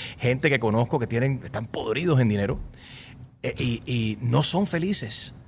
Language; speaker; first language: Spanish; native; Spanish